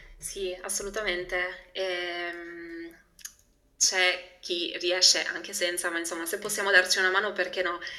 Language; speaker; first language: Italian; early bilingual, other home language; Albanian